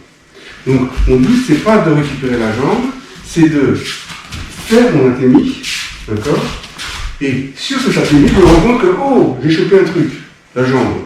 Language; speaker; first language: French; native; French